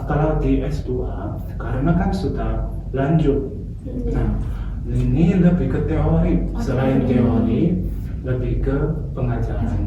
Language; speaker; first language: Indonesian; non-native, fluent; Chinese